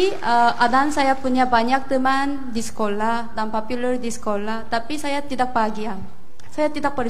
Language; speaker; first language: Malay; non-native, fluent; Korean